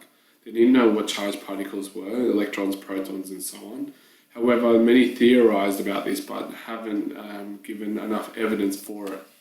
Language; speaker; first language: English; native; English